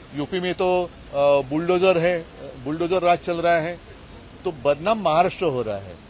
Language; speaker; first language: Hindi; non-native, local second language; Marathi